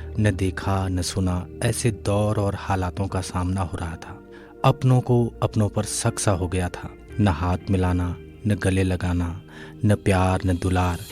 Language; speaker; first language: Hindi; native; Hindi